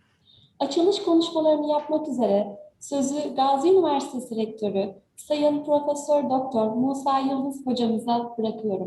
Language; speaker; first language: Turkish; native; Turkish